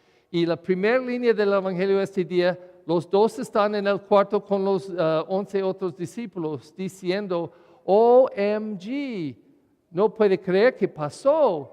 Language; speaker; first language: Spanish; non-native, learner; English